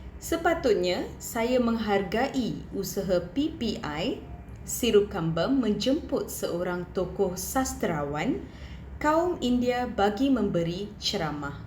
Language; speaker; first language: Malay; non-native, local second language; Tamil